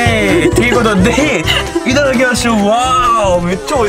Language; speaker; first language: Japanese; native; Japanese